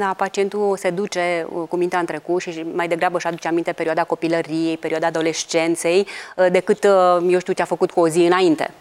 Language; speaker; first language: Romanian; native; Romanian